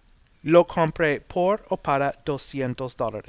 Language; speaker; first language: Spanish; non-native, fluent; English